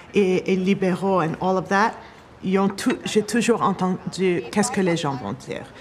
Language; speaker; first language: French; early bilingual, heritage; French